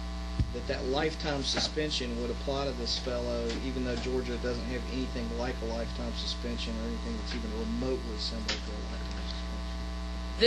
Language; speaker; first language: English; native; English